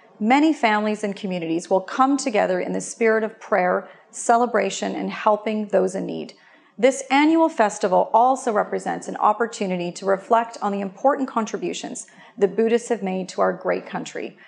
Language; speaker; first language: English; native; English